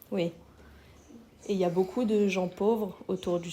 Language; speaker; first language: French; native; French